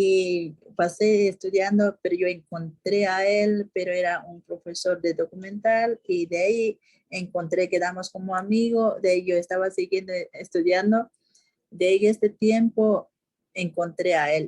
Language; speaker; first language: Spanish; non-native, local second language; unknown